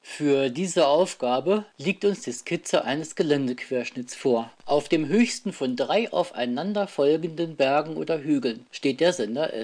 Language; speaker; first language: German; native; German